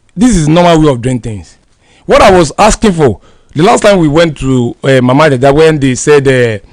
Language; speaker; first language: English; non-native, local second language; Yoruba